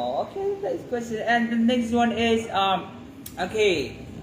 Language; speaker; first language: English; non-native, fluent; Indonesian